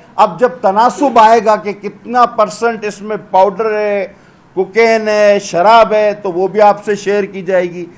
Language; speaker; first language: Urdu; non-native, local second language; Sindhi